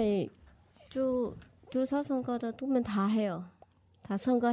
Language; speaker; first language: Korean; non-native, learner; Vietnamese